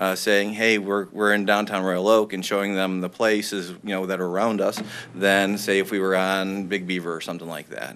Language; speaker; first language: English; native; English